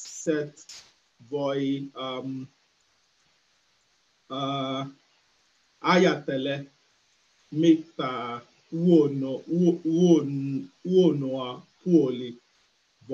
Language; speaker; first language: Finnish; non-native, learner; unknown